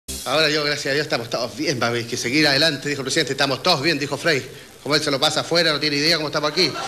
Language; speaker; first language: Spanish; native; Spanish